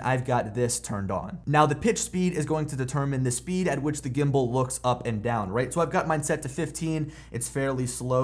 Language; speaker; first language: English; native; English